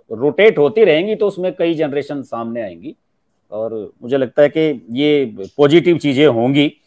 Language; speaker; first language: Hindi; native; Hindi